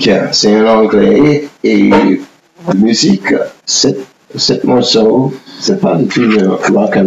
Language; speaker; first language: French; non-native, fluent; English